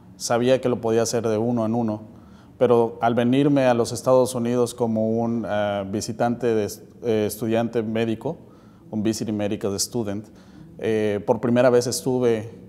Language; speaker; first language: Spanish; native; Spanish